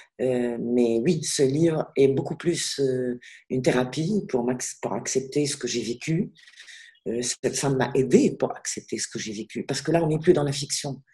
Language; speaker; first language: French; non-native, local second language; Arabic